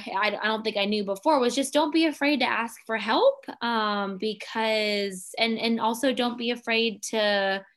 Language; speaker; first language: English; native; English